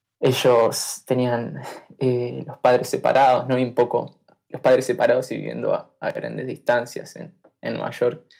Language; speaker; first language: Spanish; native; Spanish